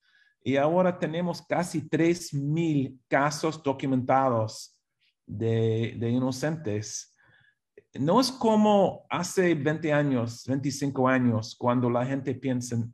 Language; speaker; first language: Spanish; non-native, fluent; English